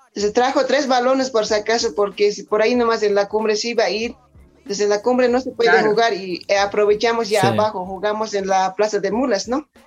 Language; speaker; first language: Spanish; native; Spanish